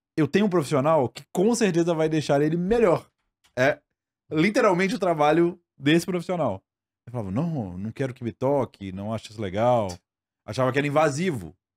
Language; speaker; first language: Portuguese; native; Portuguese